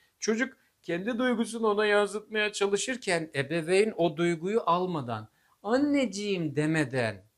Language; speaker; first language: Turkish; native; Turkish